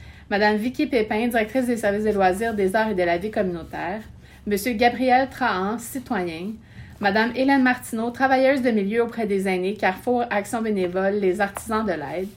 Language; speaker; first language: French; native; French